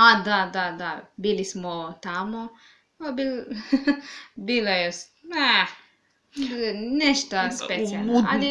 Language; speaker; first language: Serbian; non-native, learner; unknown